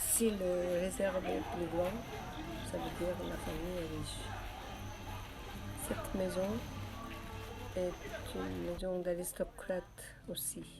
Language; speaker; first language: French; non-native, learner; Korean